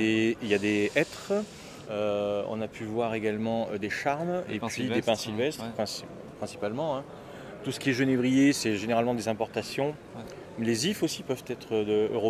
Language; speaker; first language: French; native; French